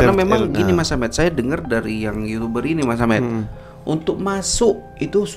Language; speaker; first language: Indonesian; native; Indonesian